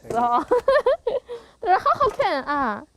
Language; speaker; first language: Chinese; native; Chinese